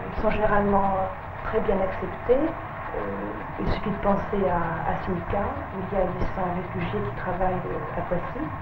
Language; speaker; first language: French; native; French